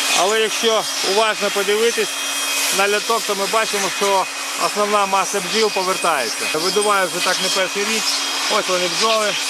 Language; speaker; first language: Ukrainian; non-native, local second language; Russian